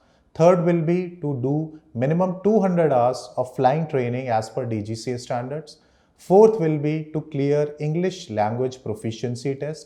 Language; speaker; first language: English; non-native, local second language; Hindi